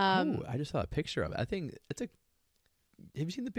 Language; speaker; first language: English; native; English